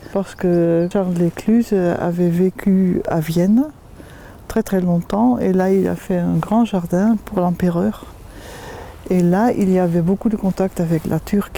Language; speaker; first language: French; non-native, fluent; Dutch